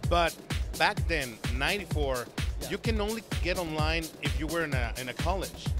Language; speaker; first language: English; non-native, fluent; Spanish